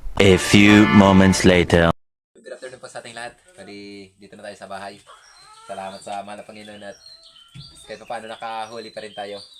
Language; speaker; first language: Filipino; non-native, local second language; Hiligaynon